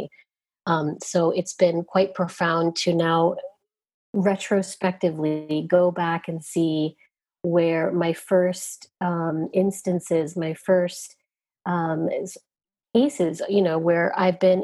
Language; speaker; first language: English; native; English